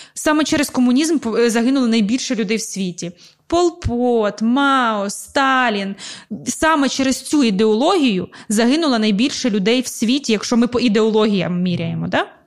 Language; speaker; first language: Ukrainian; non-native, local second language; Russian